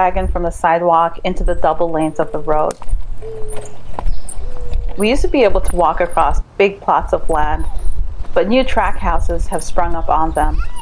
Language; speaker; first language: English; non-native, local second language; Jamaican Creole English